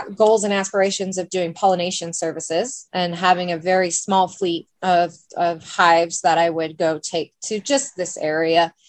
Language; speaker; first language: English; native; English